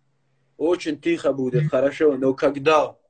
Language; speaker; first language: Russian; native; Russian